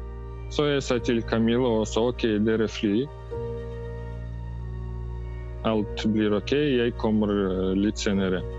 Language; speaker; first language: Norwegian; non-native, learner; Russian